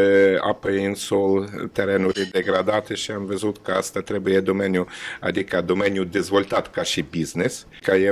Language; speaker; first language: Romanian; non-native, learner; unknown